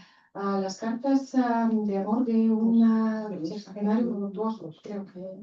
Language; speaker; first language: Spanish; non-native, fluent; Bulgarian